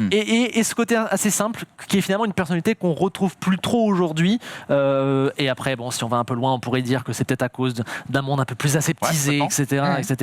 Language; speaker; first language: French; native; French